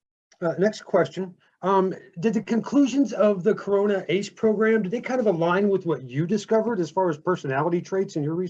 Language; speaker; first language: English; native; English